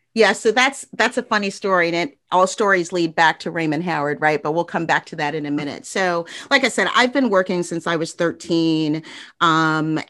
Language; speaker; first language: English; native; English